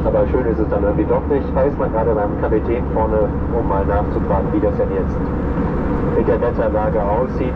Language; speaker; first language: German; native; German